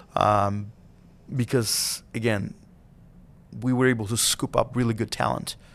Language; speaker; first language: English; non-native, fluent; Russian